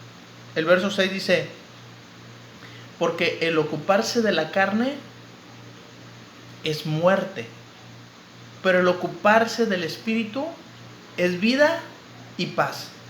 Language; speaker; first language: Spanish; native; Spanish